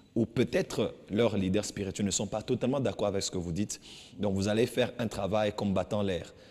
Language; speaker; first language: French; non-native, local second language; Lingala